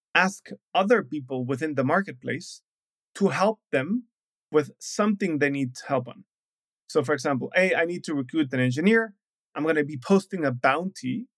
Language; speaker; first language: English; non-native, fluent; Spanish